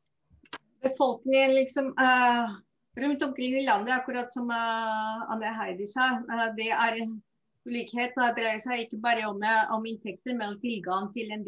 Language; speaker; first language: Norwegian; non-native, fluent; Spanish